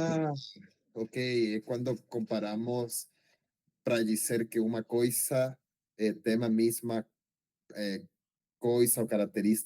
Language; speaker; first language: Portuguese; non-native, learner; Spanish